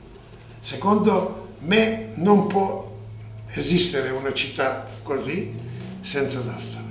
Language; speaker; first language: Italian; non-native, learner; Serbian